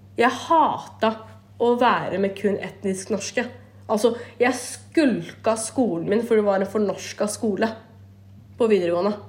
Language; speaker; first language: Norwegian; early bilingual, other home language; Kurdish